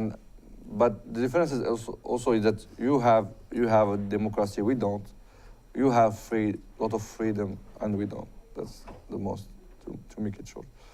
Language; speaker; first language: English; non-native, fluent; Arabic